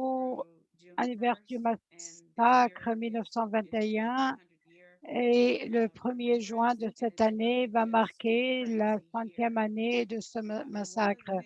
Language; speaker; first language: French; non-native, fluent; English